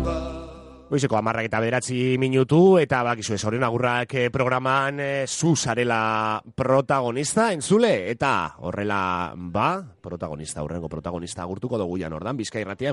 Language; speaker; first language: Basque; native; Basque